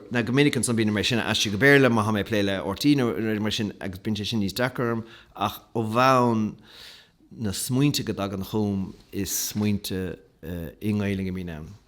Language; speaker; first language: Irish; native; Irish